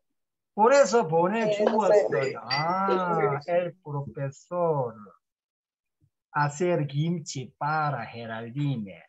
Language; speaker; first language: Spanish; non-native, learner; Korean